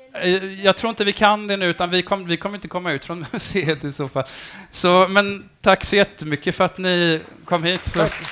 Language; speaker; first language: Swedish; native; Swedish